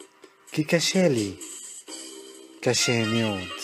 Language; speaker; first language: Hebrew; non-native, local second language; Arabic